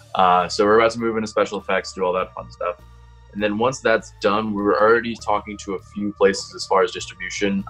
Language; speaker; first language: English; native; English